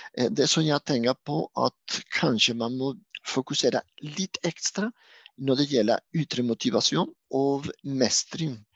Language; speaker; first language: Norwegian; non-native, fluent; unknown